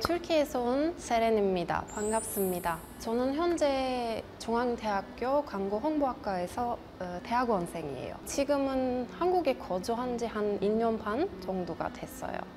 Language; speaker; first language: Korean; non-native, fluent; Turkish